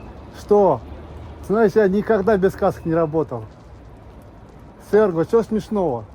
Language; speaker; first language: Russian; non-native, local second language; Kyrgyz